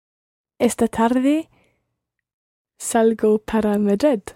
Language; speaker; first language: Spanish; non-native, learner; English